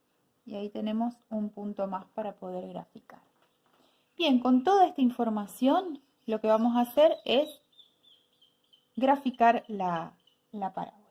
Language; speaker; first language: Spanish; native; Spanish